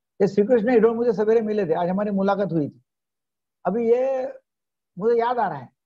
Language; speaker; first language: Hindi; non-native, local second language; Marathi